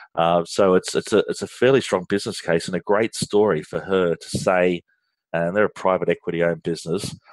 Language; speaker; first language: English; native; English